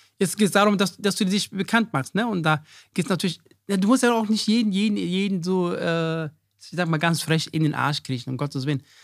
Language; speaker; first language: German; early bilingual, other home language; Akan